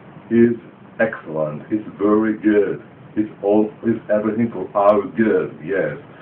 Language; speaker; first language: English; non-native, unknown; Greek